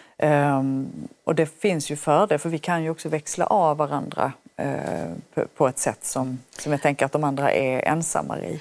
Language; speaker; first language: Swedish; native; Swedish